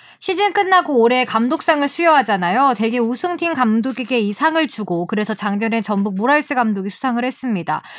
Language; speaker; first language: Korean; native; Korean